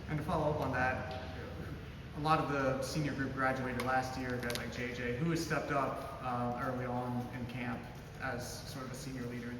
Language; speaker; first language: English; native; English